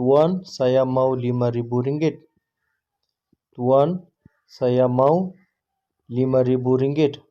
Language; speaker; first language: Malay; non-native, learner; Urdu